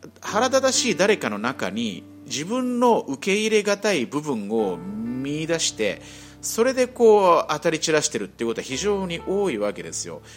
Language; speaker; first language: Japanese; native; Japanese